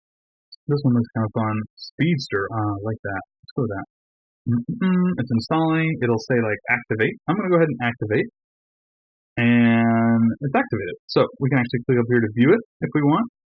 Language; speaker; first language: English; native; English